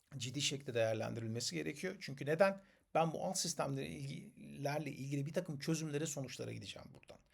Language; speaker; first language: Turkish; native; Turkish